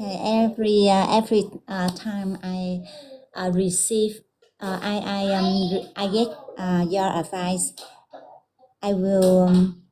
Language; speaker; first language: English; non-native, learner; Vietnamese